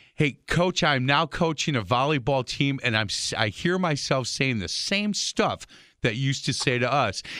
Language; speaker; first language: English; native; English